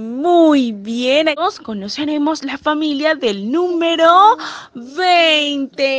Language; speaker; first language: Spanish; native; Spanish